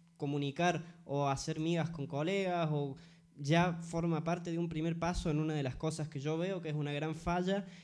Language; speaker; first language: Spanish; native; Spanish